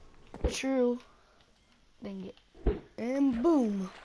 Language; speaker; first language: English; native; English